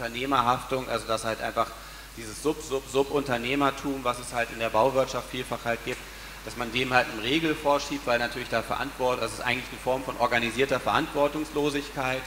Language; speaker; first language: German; native; German